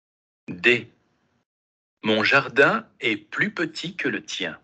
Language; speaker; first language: French; non-native, learner; Spanish